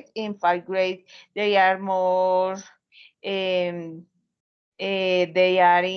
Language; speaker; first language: English; non-native, learner; Spanish